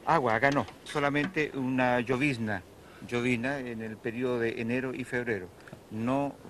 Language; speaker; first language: Spanish; native; Spanish